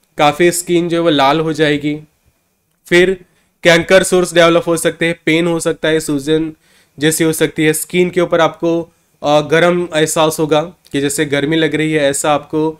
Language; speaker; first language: Hindi; non-native, local second language; Gujarati